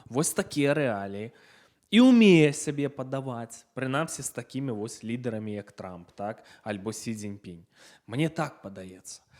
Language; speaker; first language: Belarusian; non-native, local second language; Russian